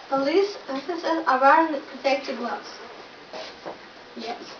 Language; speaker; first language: English; non-native, learner; Ukrainian